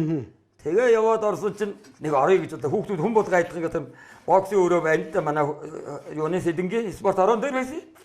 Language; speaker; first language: Mongolian; native; Mongolian